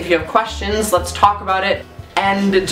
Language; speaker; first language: English; native; English